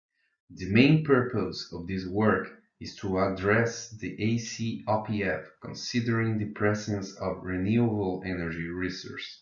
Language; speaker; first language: English; non-native, fluent; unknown